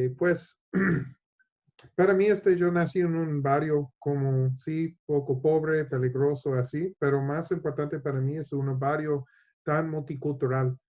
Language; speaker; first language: Spanish; non-native, learner; English